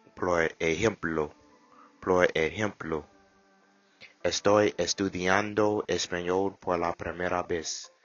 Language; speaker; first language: Spanish; non-native, learner; English